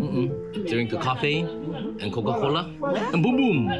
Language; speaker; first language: English; non-native, learner; Korean